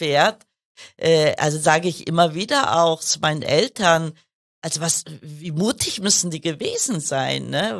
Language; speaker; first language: German; early bilingual, other home language; Kurdish